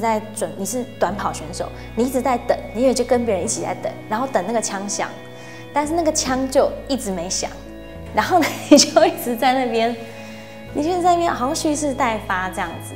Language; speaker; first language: Chinese; native; Chinese